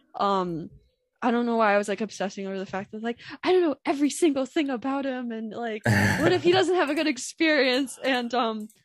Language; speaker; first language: English; native; English